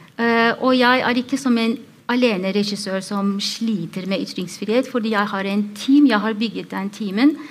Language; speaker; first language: Norwegian; non-native, fluent; Turkish